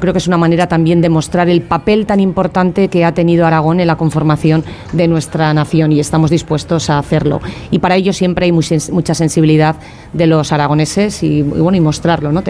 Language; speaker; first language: Spanish; native; Spanish